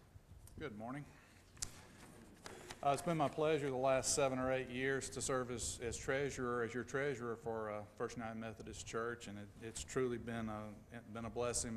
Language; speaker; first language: English; native; English